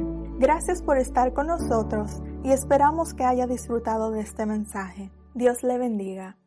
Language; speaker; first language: Spanish; native; Spanish